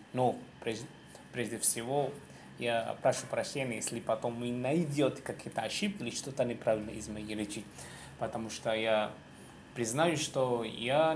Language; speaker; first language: Russian; non-native, learner; Javanese